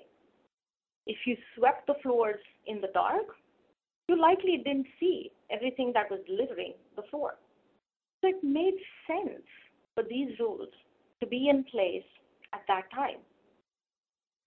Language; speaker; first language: English; non-native, local second language; Hindi